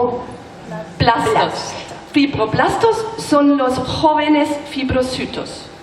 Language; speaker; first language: Spanish; non-native, learner; German